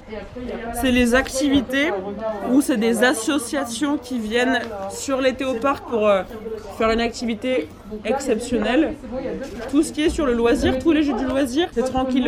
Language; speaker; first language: French; native; French